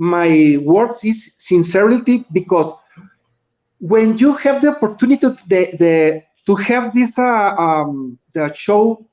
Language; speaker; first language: English; non-native, learner; Spanish